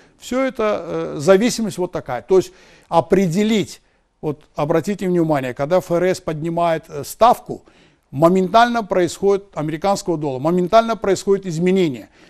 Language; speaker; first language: Russian; non-native, local second language; Azerbaijani